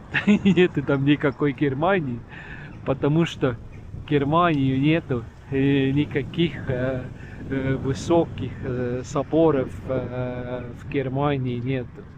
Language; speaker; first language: Russian; non-native, local second language; Estonian